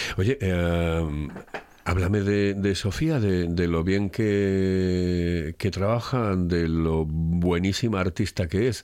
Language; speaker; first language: Spanish; native; Spanish